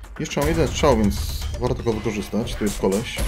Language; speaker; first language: Polish; native; Polish